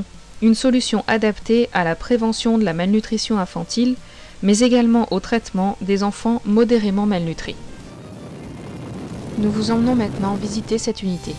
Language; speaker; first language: French; native; French